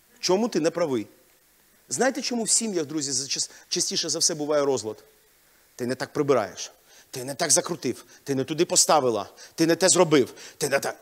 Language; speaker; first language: Ukrainian; non-native, local second language; Russian